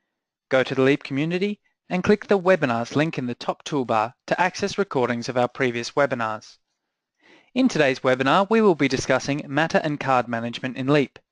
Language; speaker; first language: English; native; English